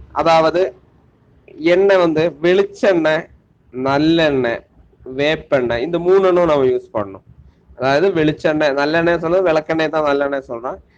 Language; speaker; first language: Tamil; non-native, local second language; Malayalam